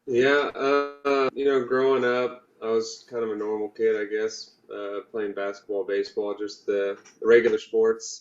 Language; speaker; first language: English; native; English